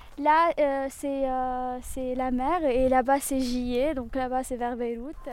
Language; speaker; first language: French; non-native, local second language; Arabic